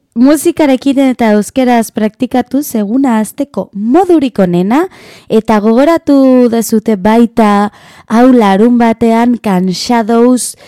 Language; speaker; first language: Basque; non-native, learner; Spanish